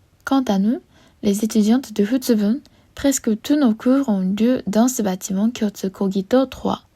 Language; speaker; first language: French; non-native, learner; Japanese